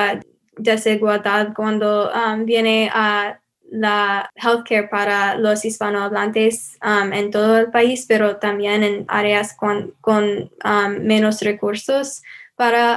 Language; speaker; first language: Spanish; non-native, learner; English